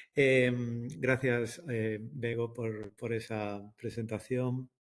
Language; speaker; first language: Spanish; native; Spanish